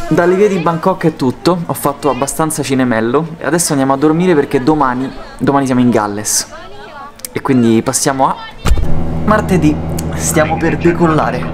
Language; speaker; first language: Italian; native; Italian